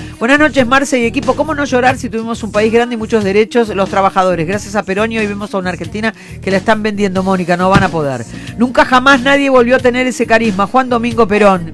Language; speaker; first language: Spanish; native; Spanish